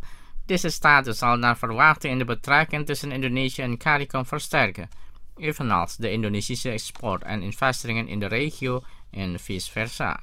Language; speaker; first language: Dutch; non-native, fluent; Indonesian